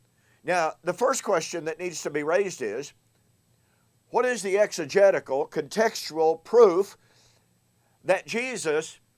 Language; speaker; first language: English; native; English